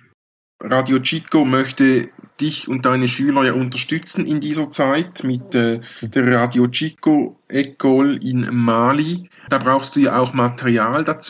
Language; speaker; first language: German; native; German